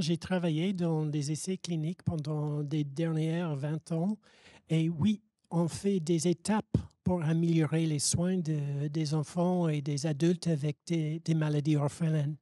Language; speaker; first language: French; non-native, fluent; English